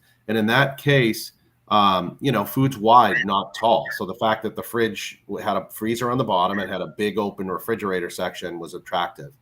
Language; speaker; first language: English; native; English